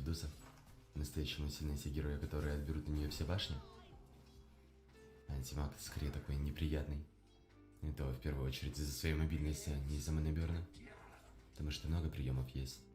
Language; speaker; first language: Russian; native; Russian